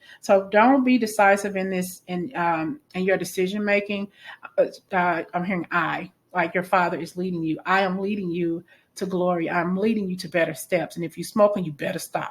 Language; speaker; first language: English; native; English